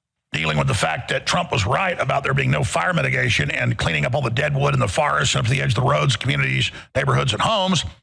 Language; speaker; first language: English; native; English